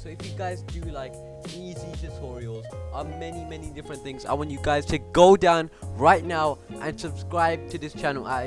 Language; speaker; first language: English; native; English